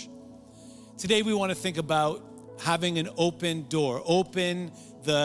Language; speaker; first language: English; native; English